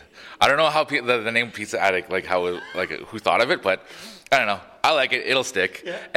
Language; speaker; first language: English; native; English